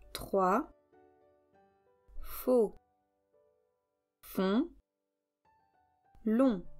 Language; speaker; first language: French; native; French